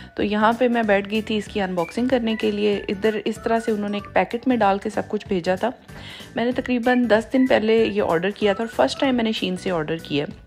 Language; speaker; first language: Urdu; native; Urdu